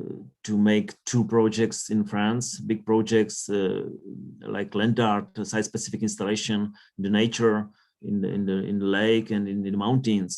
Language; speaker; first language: English; non-native, learner; Czech